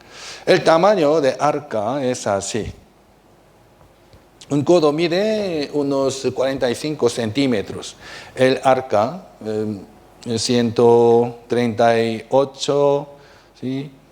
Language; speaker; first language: Spanish; non-native, fluent; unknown